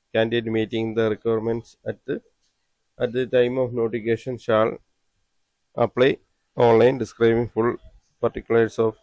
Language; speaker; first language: English; non-native, local second language; Malayalam